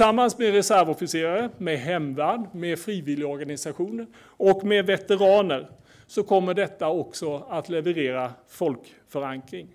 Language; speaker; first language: Swedish; native; Swedish